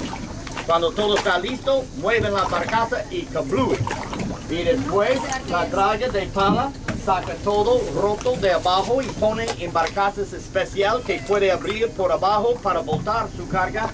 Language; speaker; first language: Spanish; non-native, learner; English